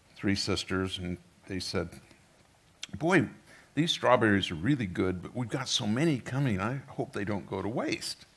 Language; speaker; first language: English; native; English